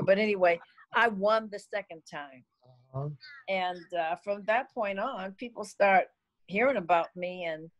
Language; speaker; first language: English; native; English